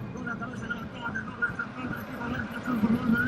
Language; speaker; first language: Spanish; non-native, learner; Turkish